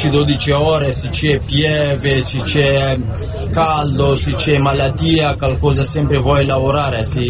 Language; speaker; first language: Italian; non-native, learner; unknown